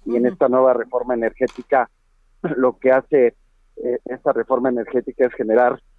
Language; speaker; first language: Spanish; native; Spanish